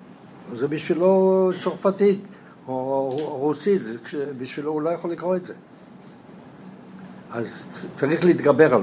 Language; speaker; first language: Hebrew; non-native, fluent; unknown